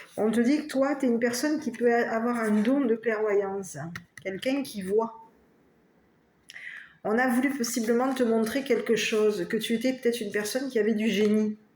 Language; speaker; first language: French; native; French